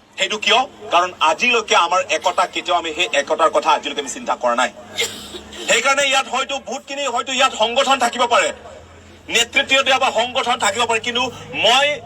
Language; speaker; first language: Assamese; non-native, local second language; Karbi